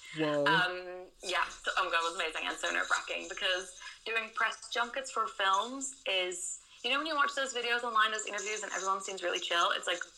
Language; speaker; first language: English; non-native, fluent; Dutch